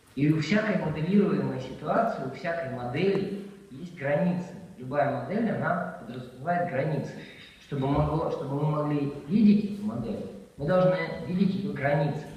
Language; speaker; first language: Russian; native; Russian